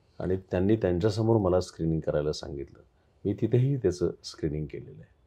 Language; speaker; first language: Marathi; native; Marathi